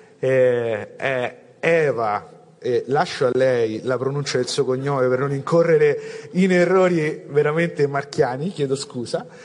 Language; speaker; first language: Italian; native; Italian